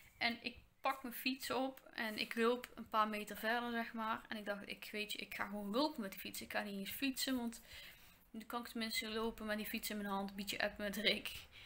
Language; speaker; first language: Dutch; native; Dutch